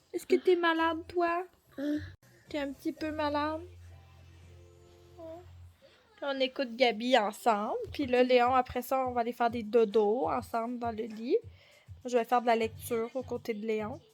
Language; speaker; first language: French; native; French